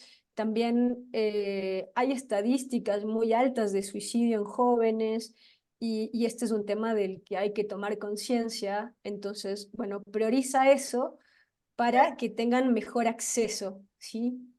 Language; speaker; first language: Spanish; native; Spanish